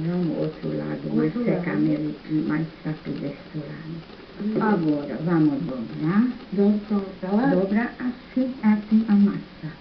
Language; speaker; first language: Portuguese; non-native, learner; German